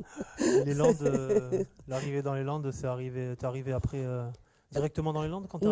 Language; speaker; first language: French; native; French